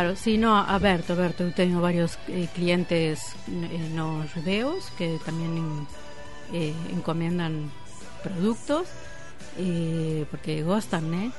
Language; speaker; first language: Portuguese; non-native, fluent; Spanish